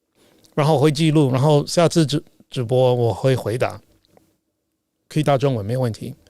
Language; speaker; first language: Chinese; non-native, fluent; English